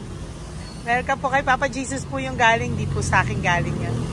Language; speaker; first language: Filipino; native; Filipino